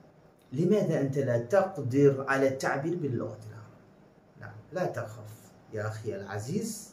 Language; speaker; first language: Arabic; non-native, fluent; Bangla